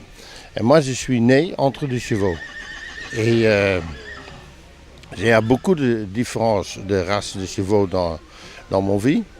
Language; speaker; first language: French; non-native, fluent; Dutch